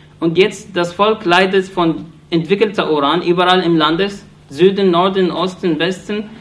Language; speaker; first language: German; non-native, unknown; Arabic